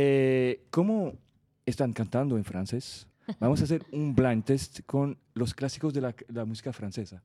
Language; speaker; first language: Spanish; non-native, fluent; French